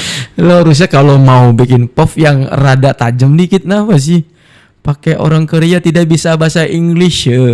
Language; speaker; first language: Indonesian; native; Indonesian